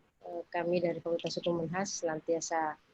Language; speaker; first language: Indonesian; native; Indonesian